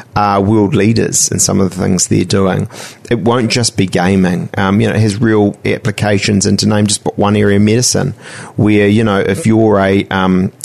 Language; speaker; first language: English; native; English